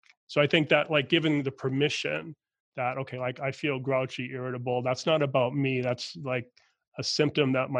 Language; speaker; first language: English; native; English